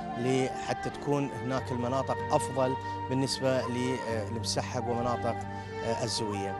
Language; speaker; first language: Arabic; native; Arabic